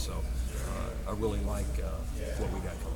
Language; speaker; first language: English; native; English